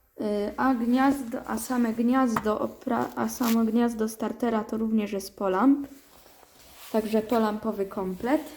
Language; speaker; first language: Polish; native; Polish